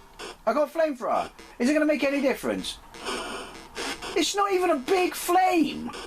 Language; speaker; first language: English; native; English